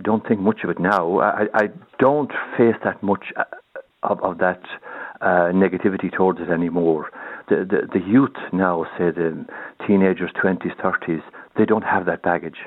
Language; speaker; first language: English; non-native, local second language; Irish